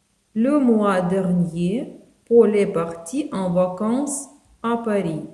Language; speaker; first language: French; non-native, fluent; Ukrainian